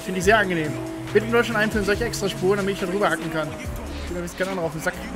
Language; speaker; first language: German; native; German